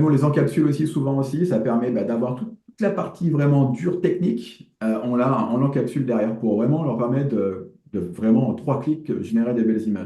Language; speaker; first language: French; native; French